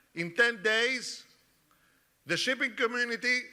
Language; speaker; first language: English; non-native, fluent; Greek